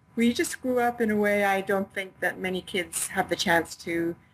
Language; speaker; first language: English; native; English